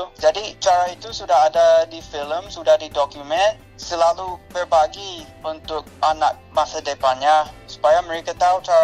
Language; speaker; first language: Indonesian; non-native, fluent; English